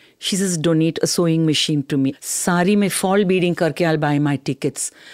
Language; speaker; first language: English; non-native, local second language; Tamil